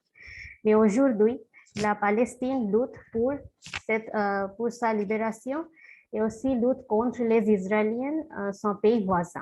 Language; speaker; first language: French; non-native, fluent; Bangla